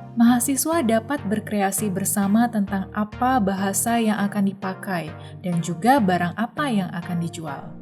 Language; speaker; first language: Indonesian; native; Indonesian